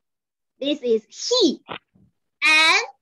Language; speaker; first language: English; non-native, learner; Chinese